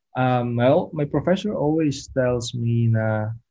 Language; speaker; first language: English; non-native, local second language; Filipino